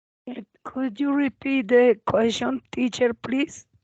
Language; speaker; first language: English; non-native, learner; Spanish